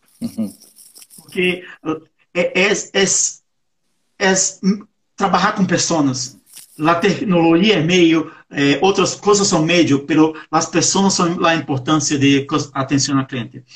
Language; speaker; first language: Portuguese; non-native, learner; Spanish